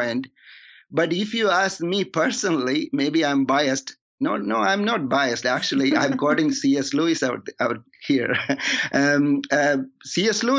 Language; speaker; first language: English; non-native, local second language; Malayalam